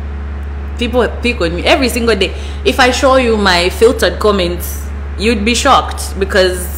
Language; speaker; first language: English; non-native, local second language; Bemba